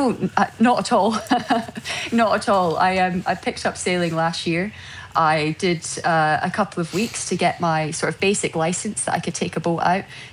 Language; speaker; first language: English; native; English